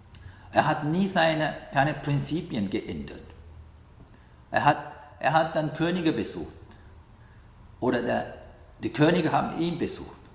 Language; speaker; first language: German; non-native, learner; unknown